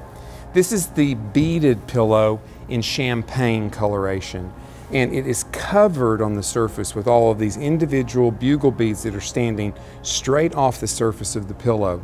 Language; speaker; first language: English; native; English